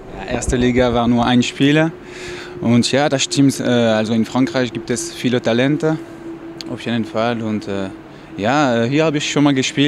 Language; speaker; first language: German; non-native, fluent; French